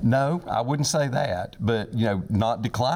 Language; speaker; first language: English; native; English